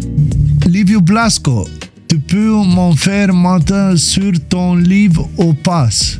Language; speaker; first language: French; non-native, learner; Romanian